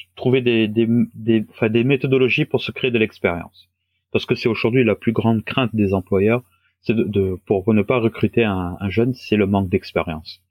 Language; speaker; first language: French; non-native, local second language; Wolof